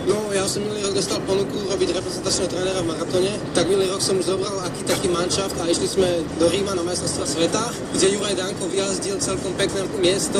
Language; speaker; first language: Slovak; native; Slovak